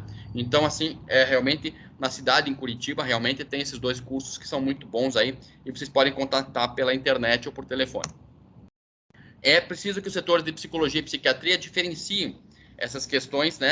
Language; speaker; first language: Portuguese; native; Portuguese